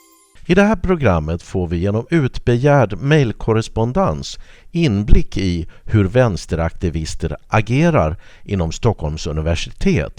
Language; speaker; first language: Swedish; native; Swedish